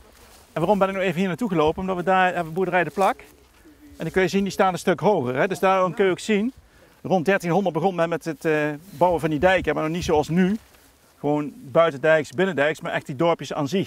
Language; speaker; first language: Dutch; native; Dutch